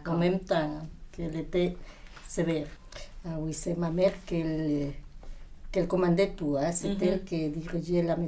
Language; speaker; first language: French; non-native, fluent; Spanish